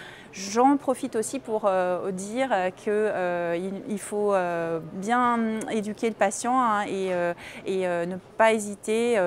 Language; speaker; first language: French; native; French